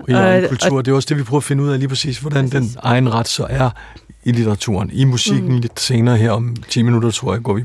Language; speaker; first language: Danish; native; Danish